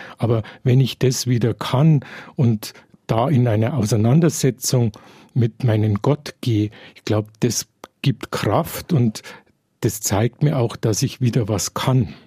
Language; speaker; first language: German; native; German